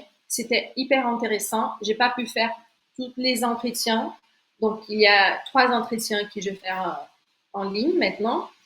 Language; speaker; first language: French; non-native, fluent; Portuguese